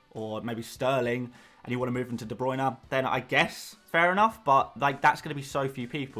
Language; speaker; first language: English; native; English